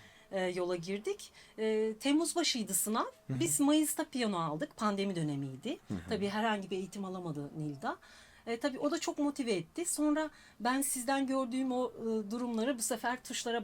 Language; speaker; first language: Turkish; native; Turkish